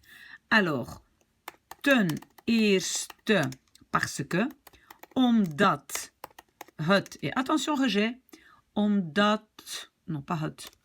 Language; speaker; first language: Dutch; non-native, local second language; French